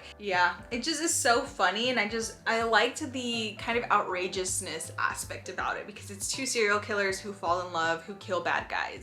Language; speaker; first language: English; native; English